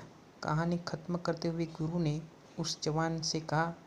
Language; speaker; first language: Hindi; native; Hindi